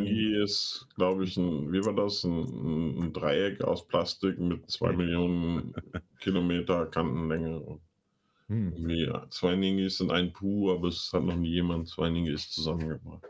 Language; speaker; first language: German; native; German